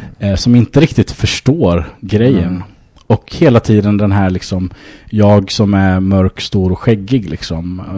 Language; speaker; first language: Swedish; early bilingual, other home language; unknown